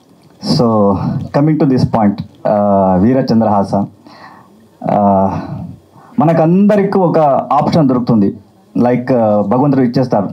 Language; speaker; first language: Telugu; non-native, learner; Kannada